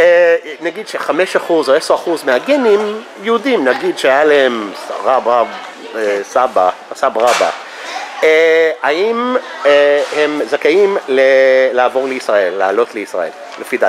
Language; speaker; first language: Hebrew; non-native, fluent; English